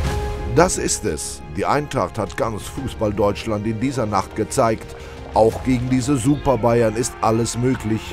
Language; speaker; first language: German; native; German